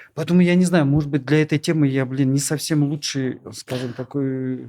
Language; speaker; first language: Russian; non-native, local second language; Kyrgyz